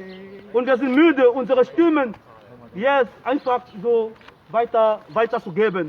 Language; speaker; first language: German; non-native, learner; French